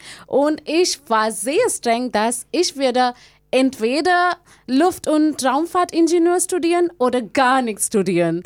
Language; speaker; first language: German; non-native, fluent; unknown